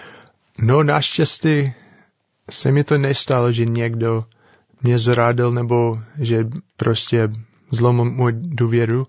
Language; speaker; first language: Czech; non-native, fluent; English